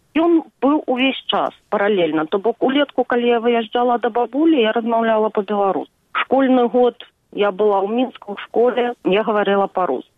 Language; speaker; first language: Belarusian; native; Belarusian